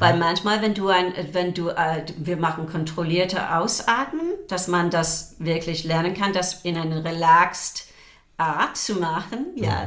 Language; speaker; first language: German; non-native, fluent; English